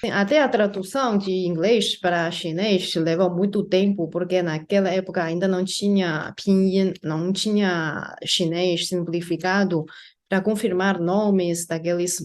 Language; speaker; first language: Portuguese; non-native, fluent; Chinese